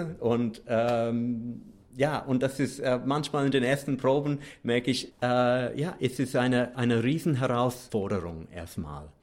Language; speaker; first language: German; non-native, fluent; English